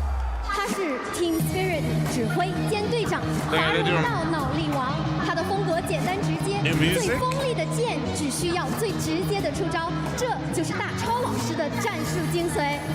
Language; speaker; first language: Chinese; native; Chinese